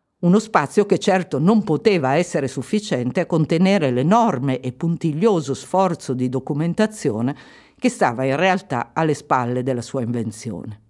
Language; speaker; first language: Italian; native; Italian